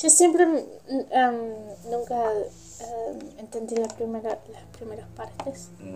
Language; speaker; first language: Spanish; native; Spanish